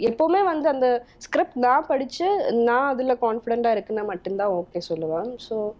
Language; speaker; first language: Tamil; non-native, local second language; Malayalam